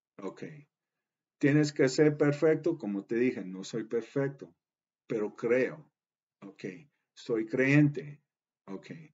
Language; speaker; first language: Spanish; early bilingual, heritage; Spanish